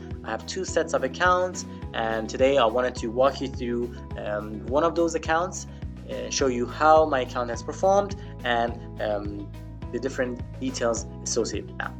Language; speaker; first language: English; non-native, fluent; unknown